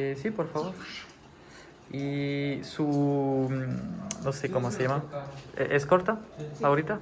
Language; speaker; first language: Spanish; non-native, learner; French